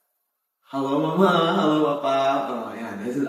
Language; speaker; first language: German; non-native, learner; Indonesian